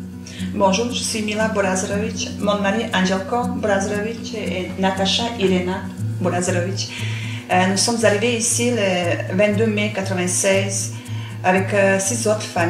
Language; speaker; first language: French; non-native, fluent; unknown